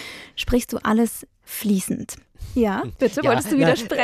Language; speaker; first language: German; native; German